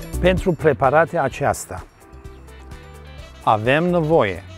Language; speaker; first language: Romanian; non-native, learner; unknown